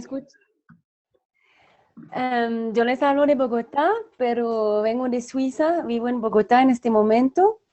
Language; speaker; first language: Spanish; non-native, fluent; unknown